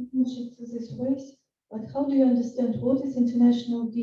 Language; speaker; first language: English; non-native, fluent; Russian